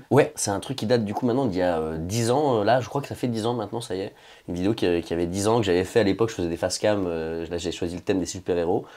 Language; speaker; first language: French; native; French